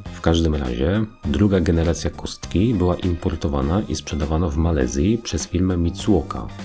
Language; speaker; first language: Polish; native; Polish